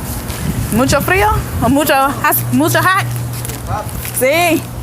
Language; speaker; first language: Spanish; non-native, learner; English